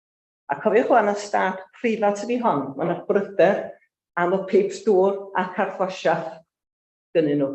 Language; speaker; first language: Welsh; native; Welsh